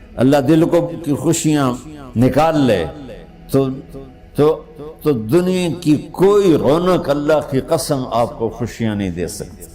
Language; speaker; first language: Urdu; non-native, local second language; Punjabi